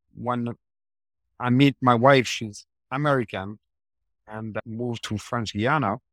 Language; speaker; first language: English; non-native, learner; French